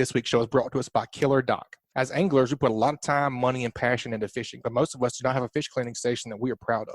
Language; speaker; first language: English; native; English